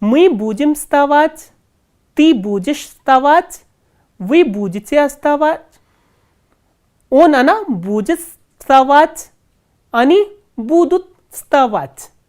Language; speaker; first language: Russian; non-native, fluent; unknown